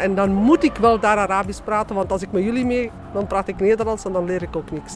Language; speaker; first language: Dutch; non-native, fluent; Berber languages